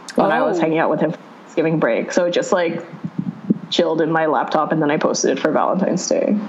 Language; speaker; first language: English; non-native, local second language; Cebuano